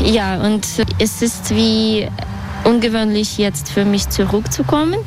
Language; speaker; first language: German; non-native, fluent; Russian